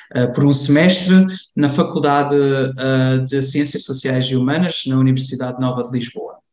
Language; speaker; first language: Portuguese; early bilingual, heritage; German